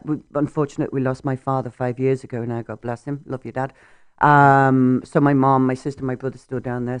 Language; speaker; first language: English; native; English